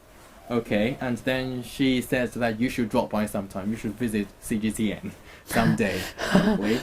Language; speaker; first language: English; non-native, fluent; Chinese